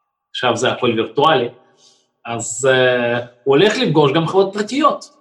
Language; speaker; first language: Hebrew; non-native, fluent; Russian